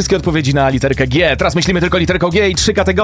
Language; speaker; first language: Polish; native; Polish